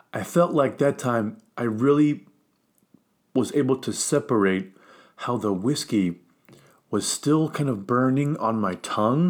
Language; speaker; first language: English; native; English